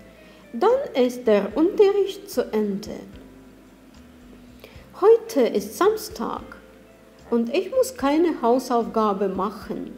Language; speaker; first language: German; non-native, learner; Russian